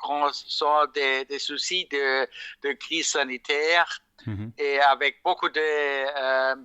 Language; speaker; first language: French; non-native, fluent; German